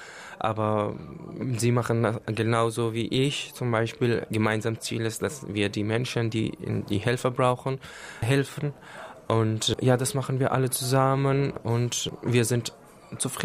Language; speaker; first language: German; non-native, learner; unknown